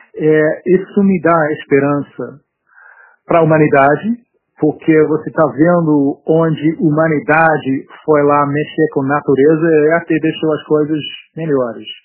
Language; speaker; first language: Portuguese; non-native, fluent; English